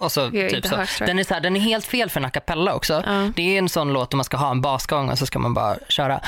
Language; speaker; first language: Swedish; native; Swedish